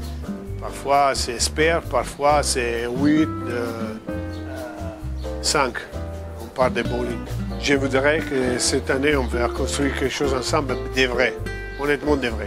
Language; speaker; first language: French; non-native, fluent; Italian